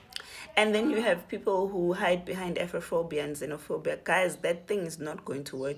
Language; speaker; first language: English; non-native, local second language; Zulu